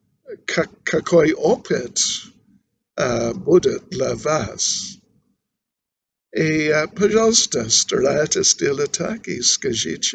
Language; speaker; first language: Russian; non-native, learner; English